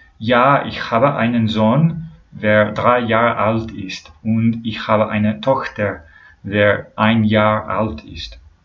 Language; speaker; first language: German; non-native, learner; English